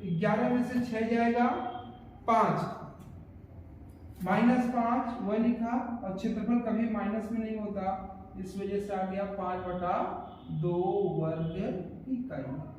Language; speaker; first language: Hindi; native; Hindi